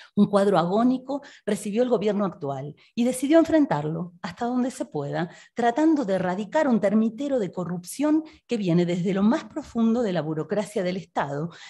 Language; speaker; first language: Spanish; native; Spanish